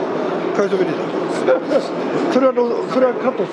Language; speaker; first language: Japanese; native; Japanese